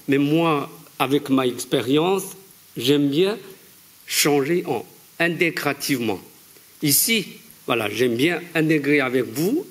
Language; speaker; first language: French; non-native, fluent; Chinese